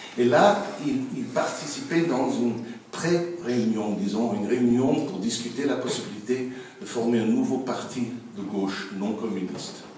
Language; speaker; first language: French; non-native, fluent; English